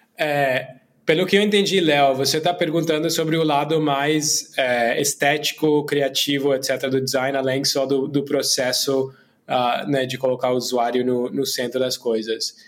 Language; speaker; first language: Portuguese; non-native, fluent; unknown